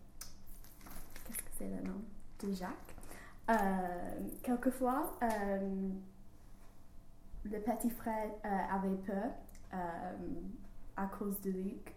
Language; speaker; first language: French; non-native, learner; English